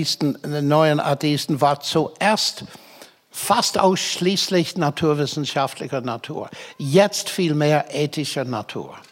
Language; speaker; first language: German; non-native, fluent; English